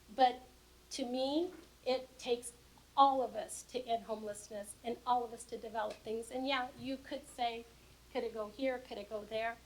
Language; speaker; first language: English; native; English